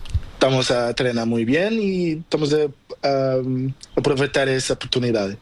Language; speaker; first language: Spanish; non-native, learner; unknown